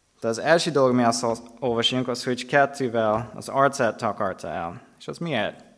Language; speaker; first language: Hungarian; non-native, fluent; English